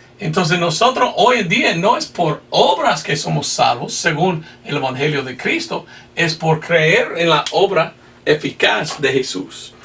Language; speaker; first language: Spanish; non-native, fluent; English